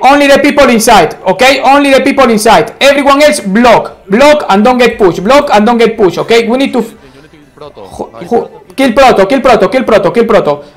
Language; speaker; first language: English; non-native, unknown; Spanish